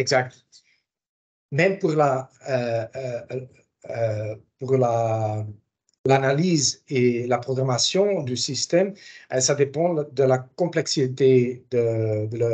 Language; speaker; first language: French; non-native, local second language; Dutch